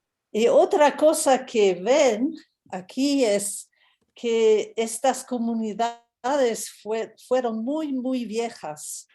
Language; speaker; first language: Spanish; non-native, fluent; English